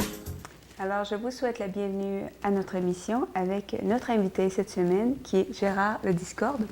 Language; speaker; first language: French; native; French